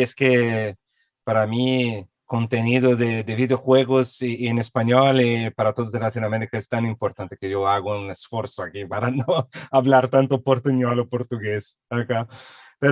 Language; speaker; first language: Spanish; non-native, fluent; Portuguese